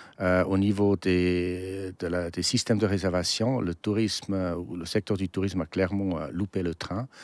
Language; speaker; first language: French; non-native, local second language; German